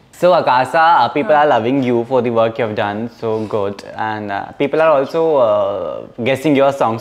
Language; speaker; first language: English; non-native, local second language; Haryanvi